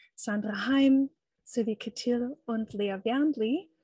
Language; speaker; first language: German; non-native, fluent; English